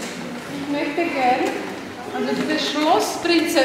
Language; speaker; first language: German; non-native, learner; Czech